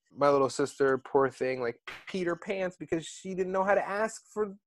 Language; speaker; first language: English; early bilingual, other home language; Arabic